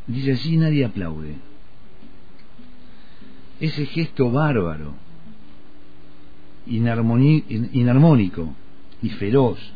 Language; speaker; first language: Spanish; native; Spanish